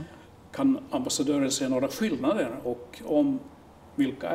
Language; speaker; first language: Swedish; non-native, local second language; Finnish